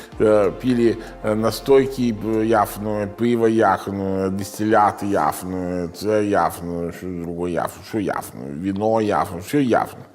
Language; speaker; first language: Ukrainian; non-native, learner; Italian